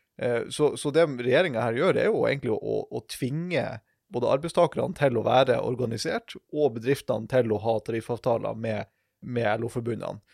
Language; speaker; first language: Norwegian; native; Norwegian